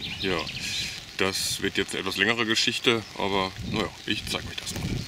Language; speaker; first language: German; native; German